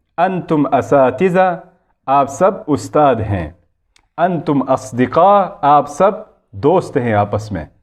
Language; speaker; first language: Urdu; native; Urdu